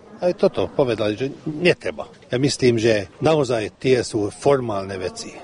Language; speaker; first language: Slovak; early bilingual, heritage; Slovak